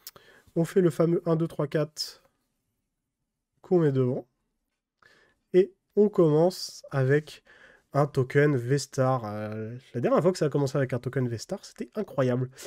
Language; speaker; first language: French; native; French